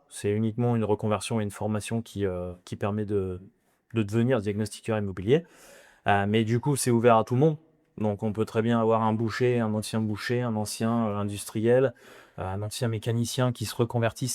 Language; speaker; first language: French; native; French